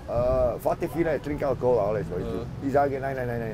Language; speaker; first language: German; non-native, learner; Czech